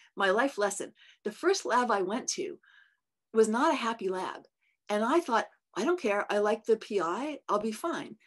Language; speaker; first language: English; native; English